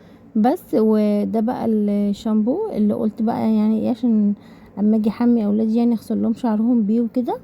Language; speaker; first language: Arabic; native; Arabic